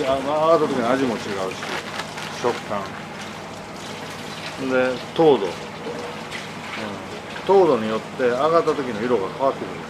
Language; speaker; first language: Japanese; native; Japanese